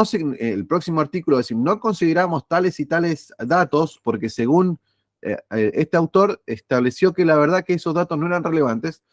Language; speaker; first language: Spanish; native; Spanish